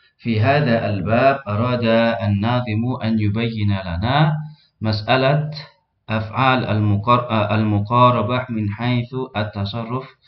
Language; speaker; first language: Arabic; non-native, fluent; Indonesian